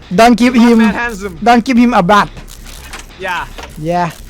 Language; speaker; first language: English; non-native, learner; Arabic